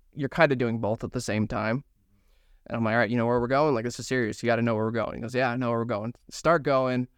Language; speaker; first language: English; native; English